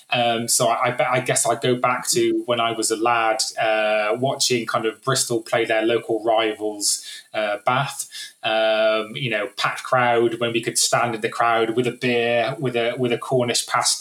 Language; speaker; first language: English; native; English